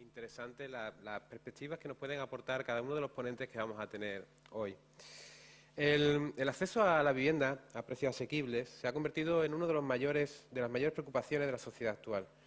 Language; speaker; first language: Spanish; native; Spanish